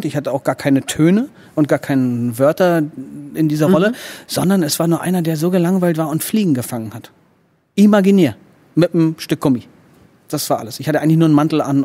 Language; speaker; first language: German; native; German